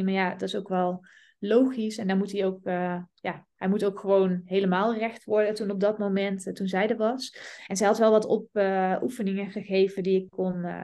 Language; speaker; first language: Dutch; native; Dutch